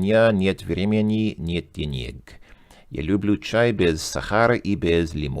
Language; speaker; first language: Russian; non-native, learner; English